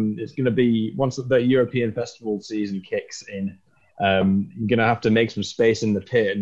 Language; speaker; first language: English; native; English